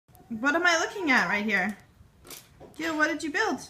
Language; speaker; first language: English; native; English